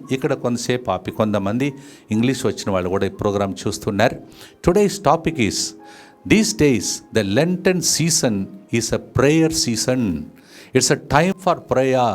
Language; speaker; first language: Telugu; non-native, fluent; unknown